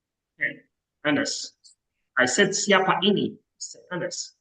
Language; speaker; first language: Indonesian; non-native, learner; Arabic